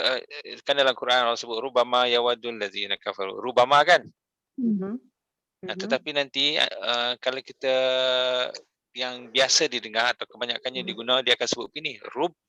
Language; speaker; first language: Malay; native; Malay